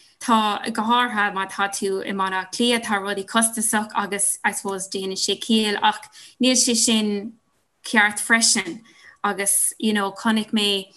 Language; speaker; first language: Irish; non-native, local second language; English